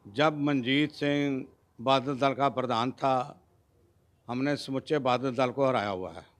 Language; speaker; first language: Hindi; non-native, local second language; Punjabi